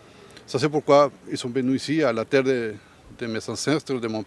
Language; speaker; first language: French; non-native, learner; Spanish